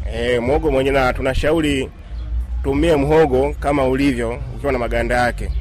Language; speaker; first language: Swahili; native; Swahili